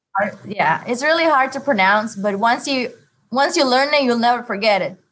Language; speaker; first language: English; non-native, fluent; Spanish